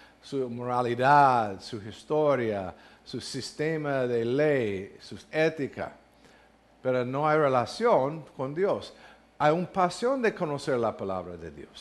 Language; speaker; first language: Spanish; non-native, learner; English